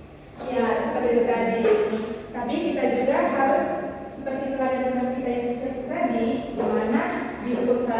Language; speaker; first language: Indonesian; native; Indonesian